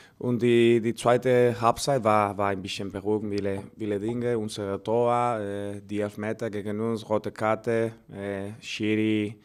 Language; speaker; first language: German; non-native, learner; Spanish